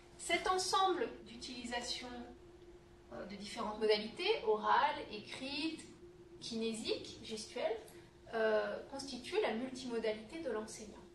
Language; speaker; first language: French; native; French